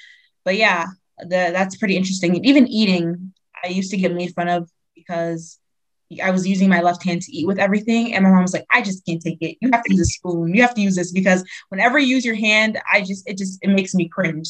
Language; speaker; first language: English; native; English